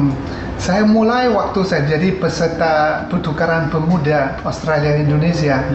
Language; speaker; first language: Indonesian; non-native, fluent; English